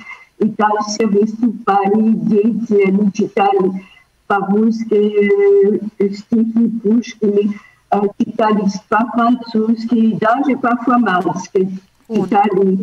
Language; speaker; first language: Russian; early bilingual, heritage; Russian